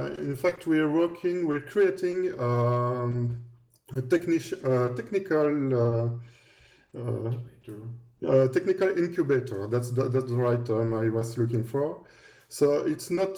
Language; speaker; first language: English; non-native, fluent; French